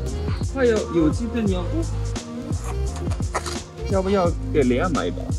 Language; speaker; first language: Chinese; non-native, fluent; German